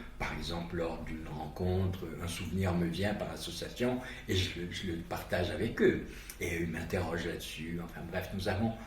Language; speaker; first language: French; non-native, local second language; Haitian Creole